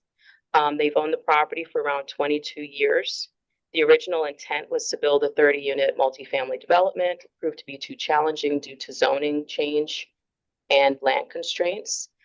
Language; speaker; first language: English; native; English